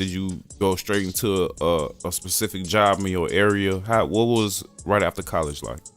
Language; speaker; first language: English; native; English